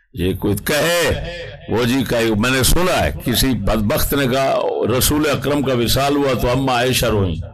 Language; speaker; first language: Urdu; non-native, local second language; Punjabi